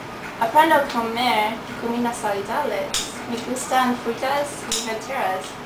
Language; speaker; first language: Spanish; non-native, learner; English